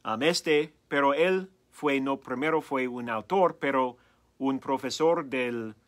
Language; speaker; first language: Spanish; non-native, fluent; English